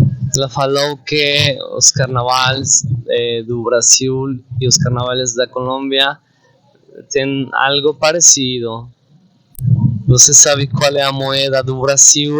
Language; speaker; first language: Portuguese; non-native, fluent; Spanish